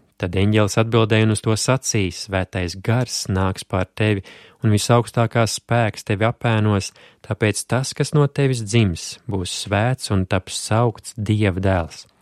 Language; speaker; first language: Latvian; native; Latvian